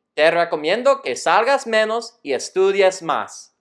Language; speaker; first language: Spanish; non-native, fluent; English